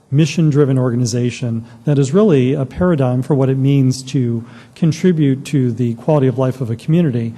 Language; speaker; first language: English; native; English